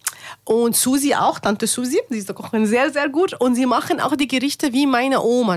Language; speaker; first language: German; non-native, learner; Arabic